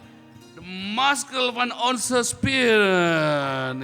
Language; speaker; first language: Dutch; non-native, learner; Indonesian